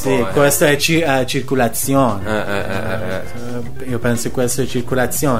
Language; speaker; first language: Italian; non-native, learner; Persian